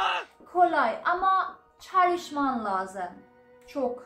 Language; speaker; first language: Turkish; non-native, fluent; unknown